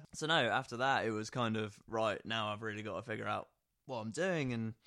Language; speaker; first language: English; native; English